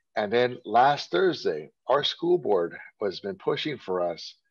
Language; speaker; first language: English; native; English